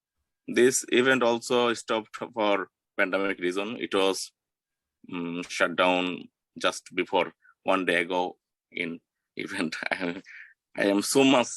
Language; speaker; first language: English; non-native, learner; Bangla